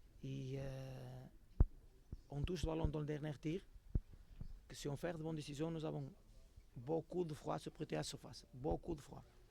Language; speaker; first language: French; non-native, learner; Portuguese